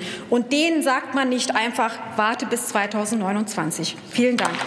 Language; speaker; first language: German; early bilingual, other home language; Turkish